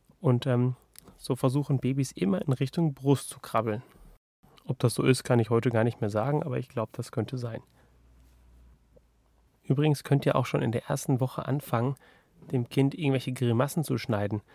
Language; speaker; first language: German; native; German